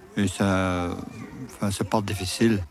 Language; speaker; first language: French; non-native, local second language; Dutch